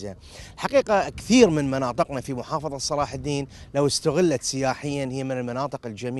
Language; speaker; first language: Arabic; native; Arabic